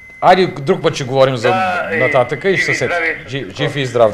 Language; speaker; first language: Bulgarian; native; Bulgarian